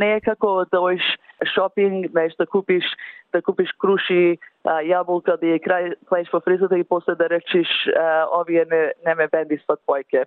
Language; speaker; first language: Macedonian; early bilingual, heritage; English